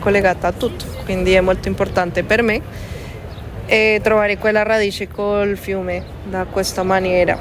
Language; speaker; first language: Italian; non-native, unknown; Spanish